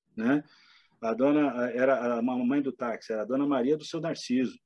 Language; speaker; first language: Portuguese; native; Portuguese